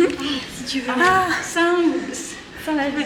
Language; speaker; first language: French; native; French